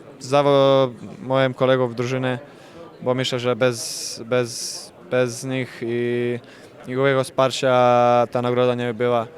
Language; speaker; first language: Polish; non-native, fluent; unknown